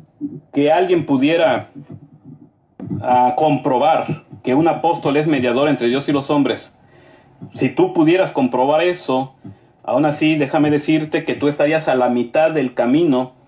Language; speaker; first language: Spanish; native; Spanish